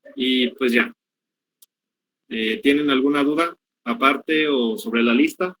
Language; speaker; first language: Spanish; native; Spanish